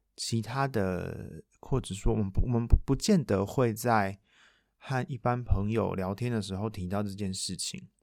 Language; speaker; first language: Chinese; non-native, local second language; Min Nan Chinese